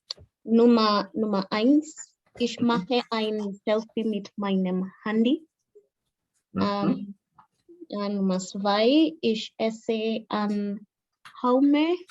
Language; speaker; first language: German; non-native, learner; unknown